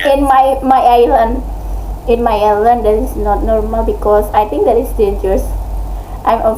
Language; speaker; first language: English; non-native, learner; Indonesian